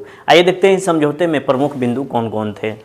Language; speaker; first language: Hindi; native; Hindi